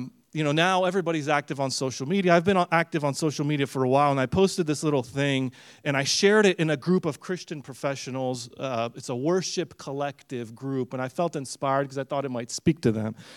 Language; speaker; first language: English; early bilingual, other home language; Romanian